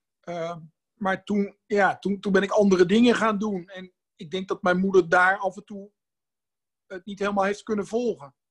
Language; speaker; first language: Dutch; native; Dutch